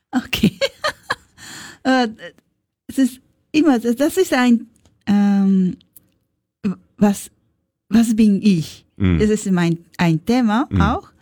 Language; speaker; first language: German; non-native, learner; Japanese